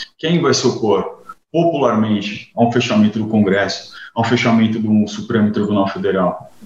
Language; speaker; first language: Portuguese; native; Portuguese